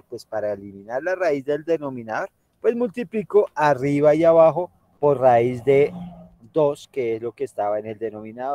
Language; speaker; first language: Spanish; native; Spanish